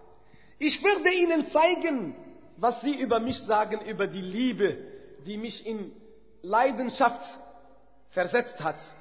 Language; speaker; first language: German; non-native, fluent; Arabic